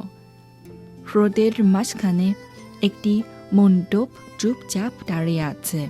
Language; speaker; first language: Bangla; non-native, fluent; Chinese